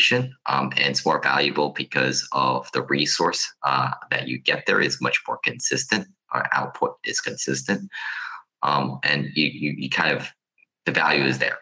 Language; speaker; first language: English; non-native, local second language; Cantonese